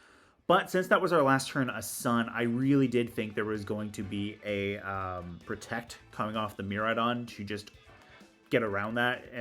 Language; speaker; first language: English; native; English